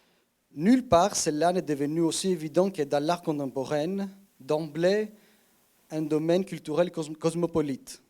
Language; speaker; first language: French; non-native, fluent; Greek